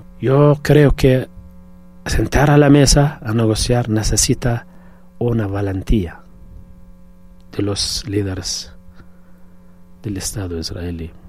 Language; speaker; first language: Spanish; non-native, fluent; Arabic